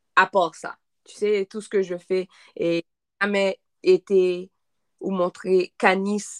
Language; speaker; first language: French; non-native, local second language; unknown